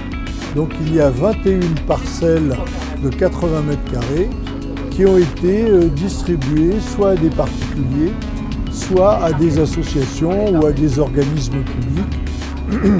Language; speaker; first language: French; native; French